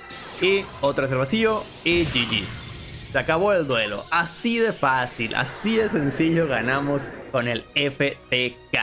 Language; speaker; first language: Spanish; native; Spanish